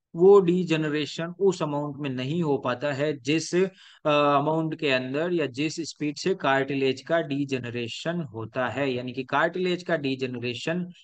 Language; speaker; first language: Hindi; native; Hindi